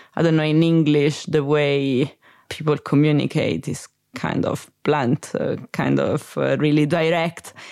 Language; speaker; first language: English; non-native, fluent; Italian